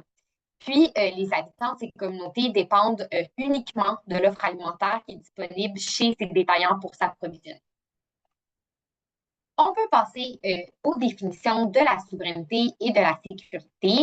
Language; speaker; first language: French; native; French